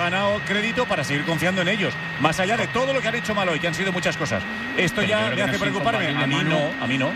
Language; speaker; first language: Spanish; native; Spanish